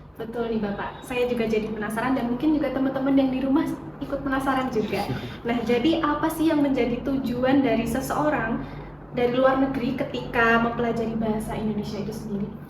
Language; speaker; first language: Indonesian; native; Indonesian